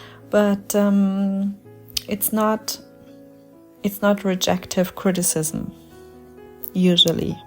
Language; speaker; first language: English; non-native, fluent; German